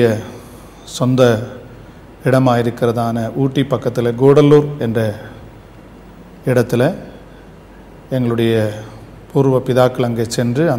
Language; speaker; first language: Tamil; native; Tamil